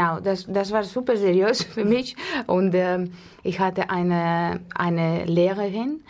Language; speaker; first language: German; non-native, learner; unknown